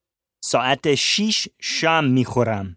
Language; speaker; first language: Persian; non-native, learner; English